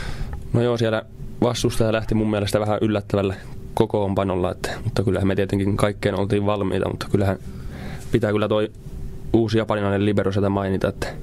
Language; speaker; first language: Finnish; native; Finnish